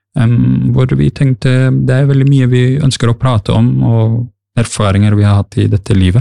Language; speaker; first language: Norwegian; early bilingual, other home language; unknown